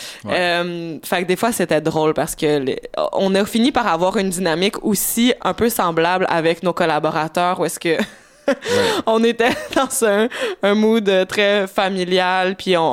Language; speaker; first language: French; native; French